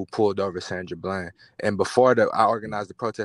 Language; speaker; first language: English; native; English